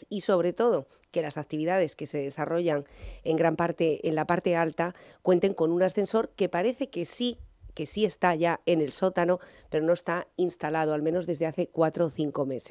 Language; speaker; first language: Spanish; native; Spanish